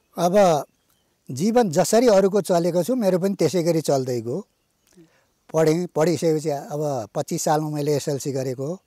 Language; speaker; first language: Nepali; native; Nepali